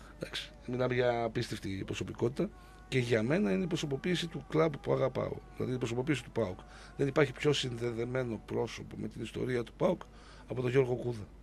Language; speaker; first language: Greek; native; Greek